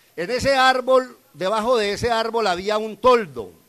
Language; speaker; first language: Spanish; native; Spanish